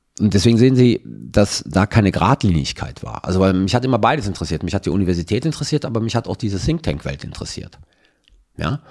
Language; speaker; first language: German; early bilingual, other home language; Italian